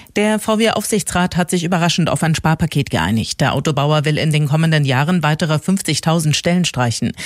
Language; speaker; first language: German; native; German